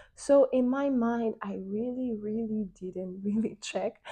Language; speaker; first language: English; non-native, local second language; Yoruba